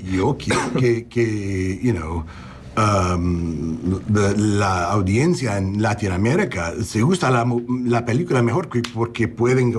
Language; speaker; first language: Spanish; non-native, learner; English